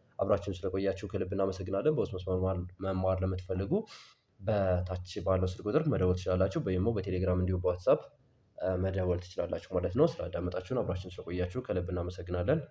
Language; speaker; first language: Amharic; native; Amharic